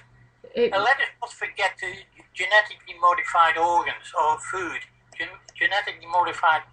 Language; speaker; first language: English; non-native, fluent; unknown